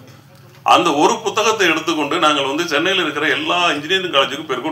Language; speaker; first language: Tamil; native; Tamil